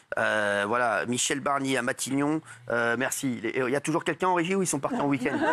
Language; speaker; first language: French; native; French